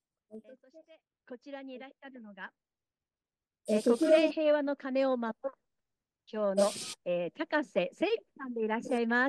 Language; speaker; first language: Japanese; native; Japanese